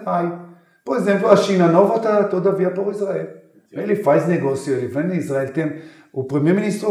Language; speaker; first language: Portuguese; non-native, learner; Hebrew